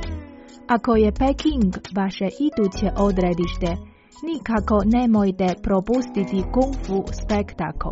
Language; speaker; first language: Croatian; native; Croatian